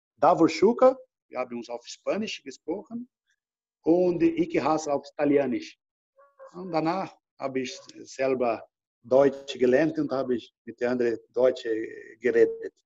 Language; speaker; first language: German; non-native, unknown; Portuguese